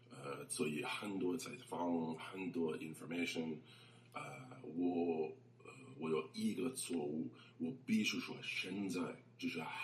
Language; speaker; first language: Chinese; non-native, learner; English